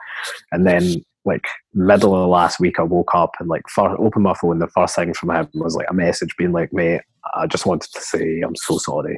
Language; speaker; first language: English; native; English